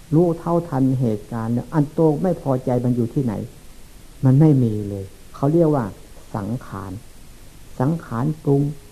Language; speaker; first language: Thai; non-native, local second language; Lao